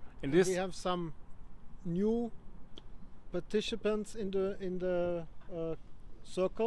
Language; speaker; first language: English; non-native, fluent; German